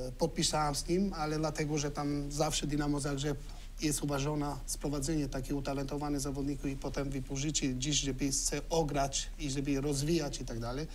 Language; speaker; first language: Polish; non-native, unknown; Albanian